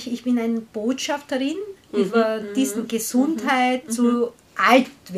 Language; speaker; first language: German; non-native, learner; Korean